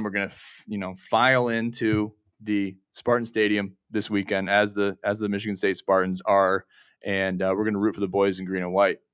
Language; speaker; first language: English; native; English